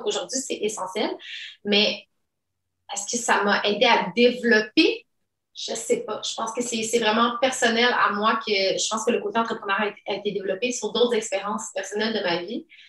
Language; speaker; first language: French; early bilingual, other home language; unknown